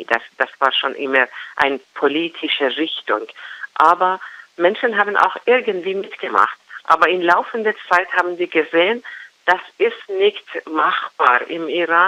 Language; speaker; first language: German; non-native, fluent; Persian